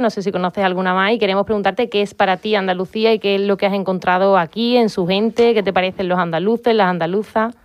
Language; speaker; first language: Spanish; native; Spanish